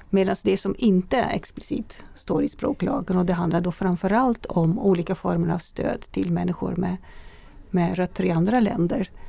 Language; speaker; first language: Swedish; native; Swedish